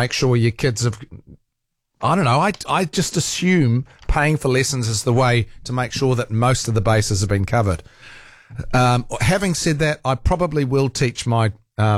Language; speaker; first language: English; native; English